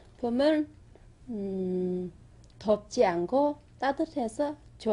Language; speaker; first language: Korean; non-native, learner; Vietnamese